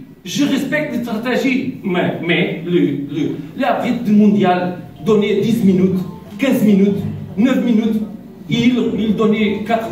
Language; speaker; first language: French; non-native, learner; Portuguese